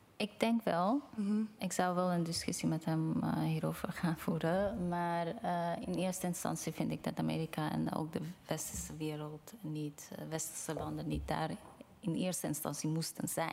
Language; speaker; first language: Dutch; non-native, fluent; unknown